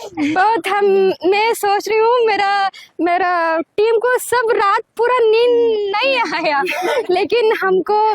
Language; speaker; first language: Hindi; non-native, local second language; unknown